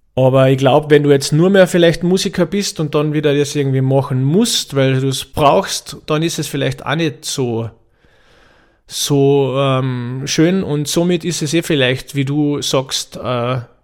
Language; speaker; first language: German; native; German